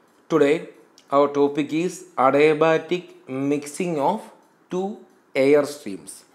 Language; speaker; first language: English; non-native, local second language; Malayalam